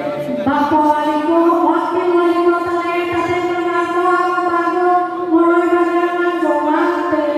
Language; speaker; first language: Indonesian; non-native, local second language; Nias